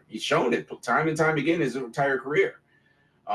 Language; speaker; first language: English; native; English